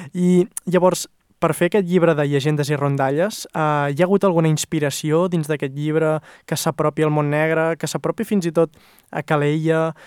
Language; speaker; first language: Catalan; native; Catalan